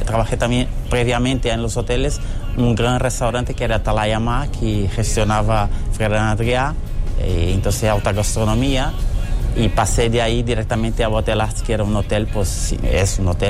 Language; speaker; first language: Spanish; early bilingual, heritage; Portuguese